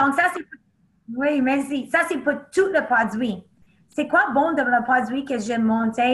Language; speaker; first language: French; non-native, learner; English